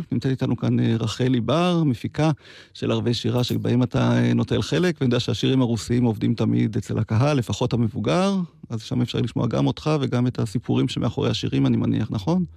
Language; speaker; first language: Hebrew; native; Hebrew